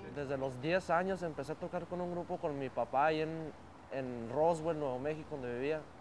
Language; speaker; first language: Spanish; early bilingual, heritage; Spanish